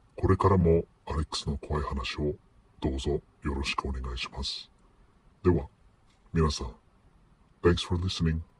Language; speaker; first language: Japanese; non-native, fluent; English